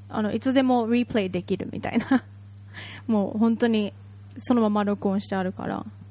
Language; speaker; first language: Japanese; early bilingual, heritage; Japanese